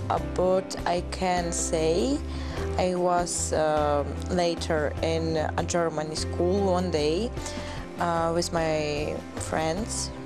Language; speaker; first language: English; non-native, learner; German